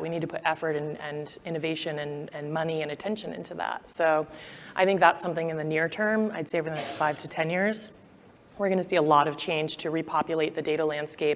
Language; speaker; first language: English; native; English